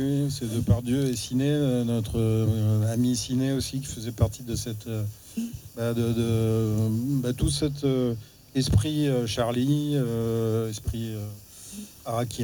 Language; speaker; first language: French; native; French